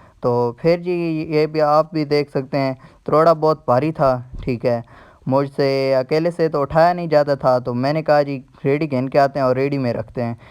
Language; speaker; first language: Urdu; non-native, local second language; Punjabi